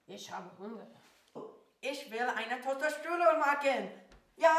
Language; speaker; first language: German; non-native, learner; English